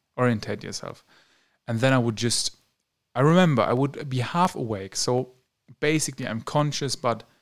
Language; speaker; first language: English; non-native, fluent; German